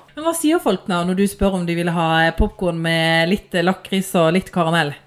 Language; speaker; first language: Norwegian; native; Norwegian